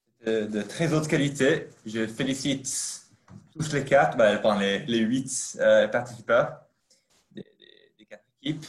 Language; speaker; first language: French; non-native, fluent; Italian